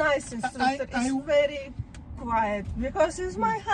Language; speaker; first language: English; non-native, learner; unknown